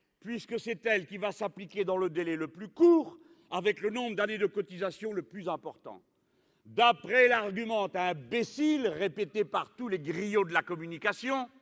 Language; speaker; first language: French; native; French